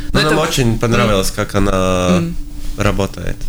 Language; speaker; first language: Russian; non-native, local second language; Latvian